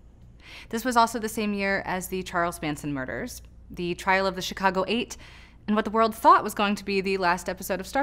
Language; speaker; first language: English; native; English